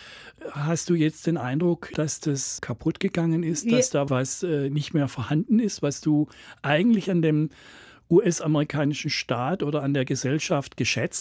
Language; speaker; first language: German; native; German